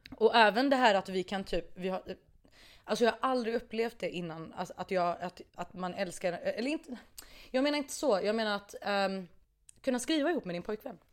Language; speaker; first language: Swedish; early bilingual, other home language; Arabic